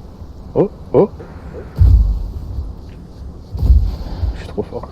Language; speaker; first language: French; native; French